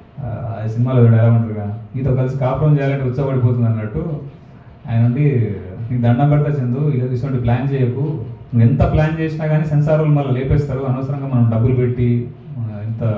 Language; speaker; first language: Telugu; native; Telugu